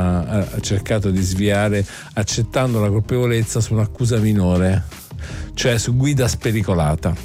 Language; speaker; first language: Italian; native; Italian